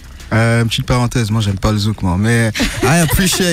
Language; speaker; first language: French; non-native, fluent; English